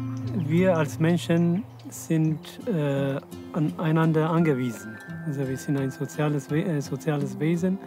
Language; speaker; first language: German; non-native, fluent; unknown